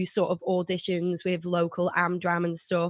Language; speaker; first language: English; native; English